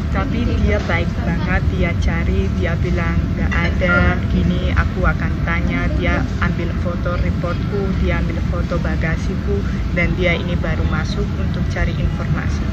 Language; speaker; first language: Indonesian; non-native, fluent; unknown